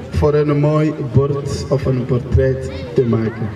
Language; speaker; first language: Dutch; non-native, fluent; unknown